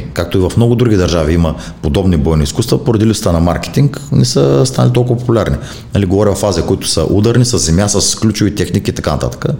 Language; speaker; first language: Bulgarian; native; Bulgarian